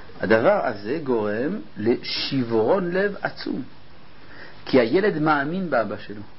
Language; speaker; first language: Hebrew; native; Hebrew